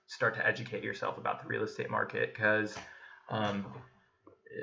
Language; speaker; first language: English; native; English